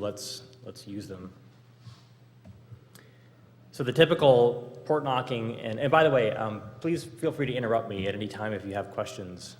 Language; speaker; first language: English; native; English